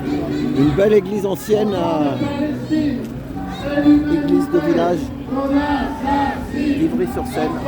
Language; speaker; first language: French; native; French